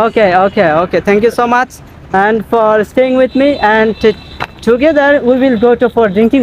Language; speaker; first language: English; non-native, learner; Bangla